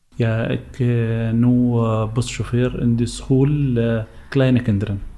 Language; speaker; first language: Dutch; non-native, learner; Arabic